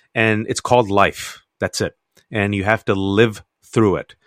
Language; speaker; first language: English; native; English